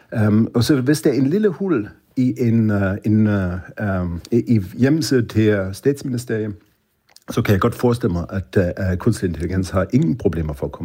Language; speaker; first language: Danish; non-native, fluent; German